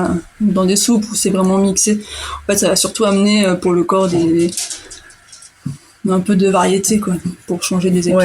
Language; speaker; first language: French; native; French